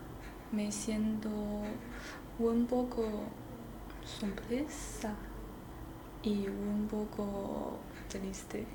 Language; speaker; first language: Spanish; non-native, learner; Chinese